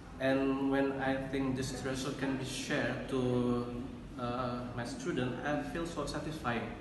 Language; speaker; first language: English; non-native, learner; Indonesian